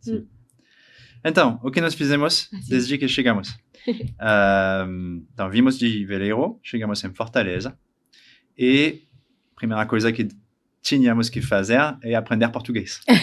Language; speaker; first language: Portuguese; non-native, learner; French